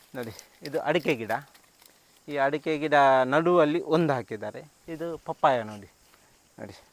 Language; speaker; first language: Kannada; non-native, local second language; Tulu